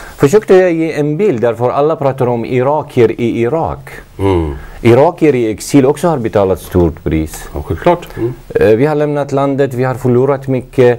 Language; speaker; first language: Swedish; non-native, fluent; Arabic